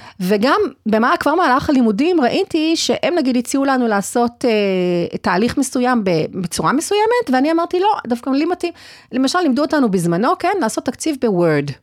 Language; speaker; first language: Hebrew; early bilingual, other home language; English